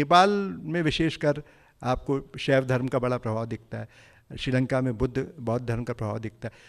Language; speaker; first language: Hindi; native; Hindi